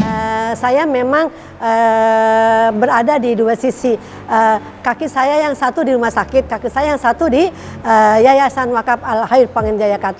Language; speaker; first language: Indonesian; native; Indonesian